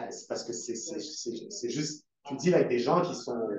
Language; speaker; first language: French; native; French